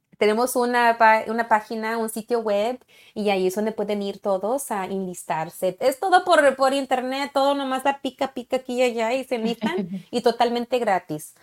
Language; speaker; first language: Spanish; early bilingual, heritage; Spanish